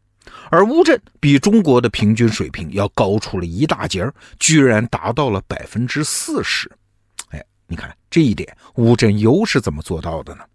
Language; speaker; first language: Chinese; native; Chinese